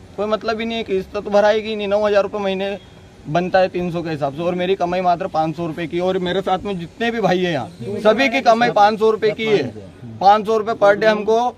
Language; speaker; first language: Hindi; native; Hindi